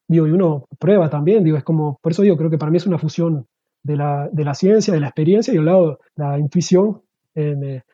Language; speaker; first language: Spanish; native; Spanish